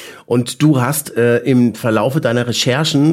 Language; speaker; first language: German; native; German